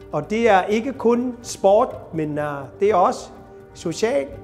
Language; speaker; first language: Danish; non-native, fluent; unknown